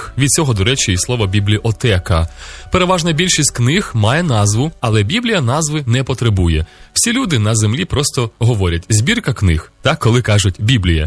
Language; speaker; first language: Ukrainian; native; Ukrainian